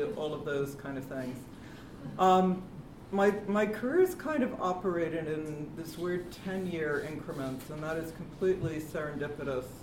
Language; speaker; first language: English; native; English